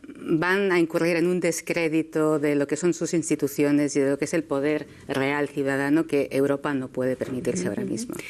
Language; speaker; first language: Spanish; native; Spanish